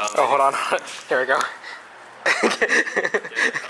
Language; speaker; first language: English; native; English